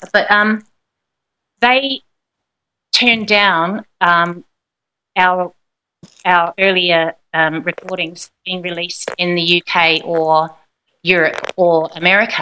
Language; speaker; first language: English; native; English